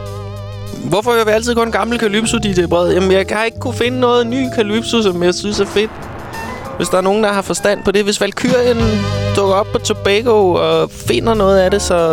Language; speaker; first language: Danish; native; Danish